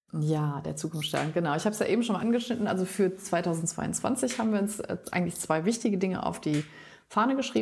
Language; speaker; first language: German; native; German